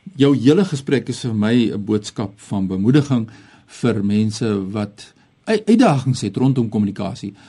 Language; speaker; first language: Afrikaans; native; Afrikaans